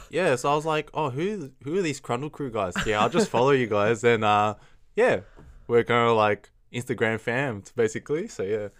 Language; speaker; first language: English; early bilingual, other home language; Chinese